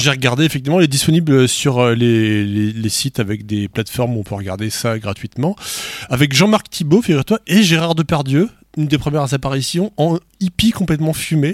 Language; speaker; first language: French; native; French